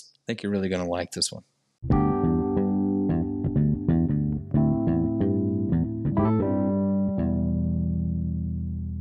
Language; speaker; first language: English; native; English